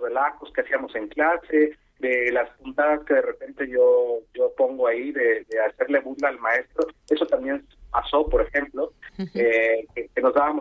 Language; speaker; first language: Spanish; native; Spanish